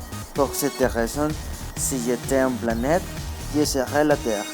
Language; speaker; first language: French; non-native, learner; Spanish